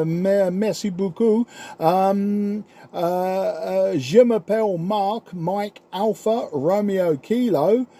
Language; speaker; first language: French; non-native, learner; English